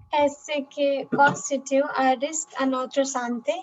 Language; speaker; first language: French; non-native, learner; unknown